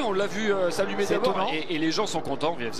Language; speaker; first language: French; native; French